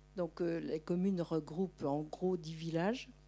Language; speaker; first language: French; native; French